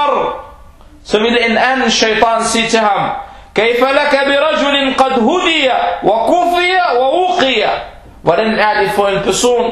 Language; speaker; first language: Danish; non-native, local second language; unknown